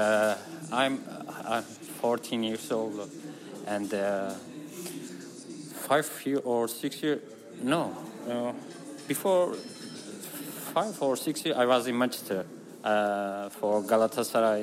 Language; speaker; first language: English; non-native, learner; Turkish